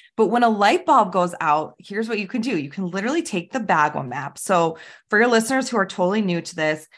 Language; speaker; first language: English; native; English